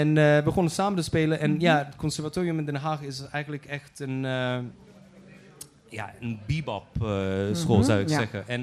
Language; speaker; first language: Dutch; non-native, fluent; Polish